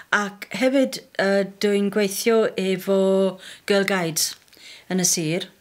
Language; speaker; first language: Welsh; non-native, learner; English